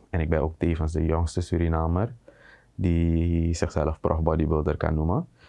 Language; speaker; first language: Dutch; native; Dutch